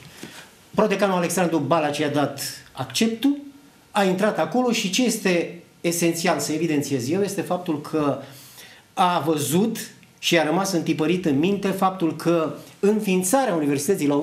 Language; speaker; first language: Romanian; native; Romanian